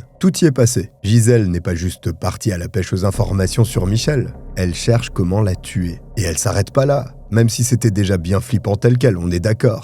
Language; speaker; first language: French; native; French